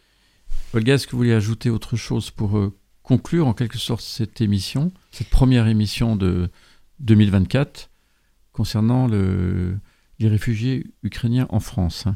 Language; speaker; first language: French; native; French